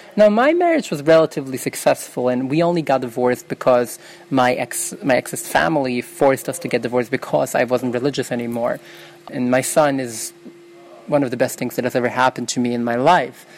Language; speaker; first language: English; early bilingual, other home language; Yiddish